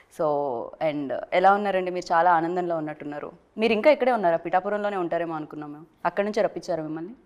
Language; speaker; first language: Telugu; native; Telugu